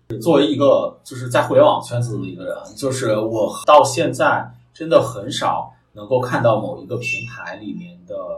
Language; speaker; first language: Chinese; native; Chinese